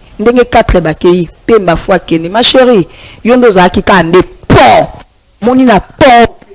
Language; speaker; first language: Lingala; non-native, local second language; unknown